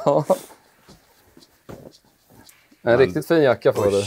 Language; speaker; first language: Swedish; native; Swedish